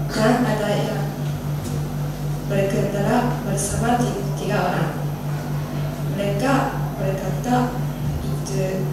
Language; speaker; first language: Indonesian; non-native, learner; Japanese